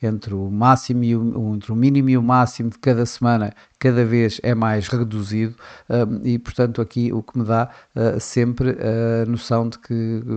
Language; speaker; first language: Portuguese; native; Portuguese